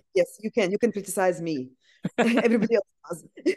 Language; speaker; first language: English; non-native, fluent; Russian